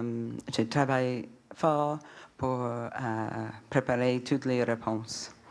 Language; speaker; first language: French; non-native, learner; English